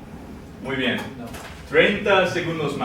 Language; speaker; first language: Spanish; non-native, fluent; English